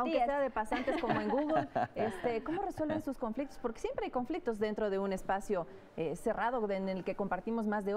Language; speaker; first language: Spanish; native; Spanish